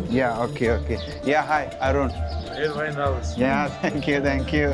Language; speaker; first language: English; non-native, local second language; Malayalam